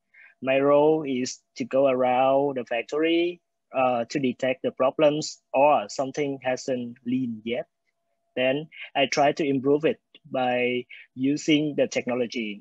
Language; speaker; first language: English; non-native, fluent; Vietnamese